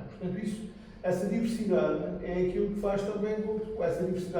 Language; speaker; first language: Portuguese; native; Portuguese